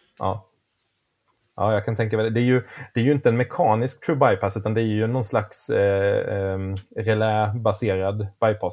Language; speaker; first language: Swedish; native; Swedish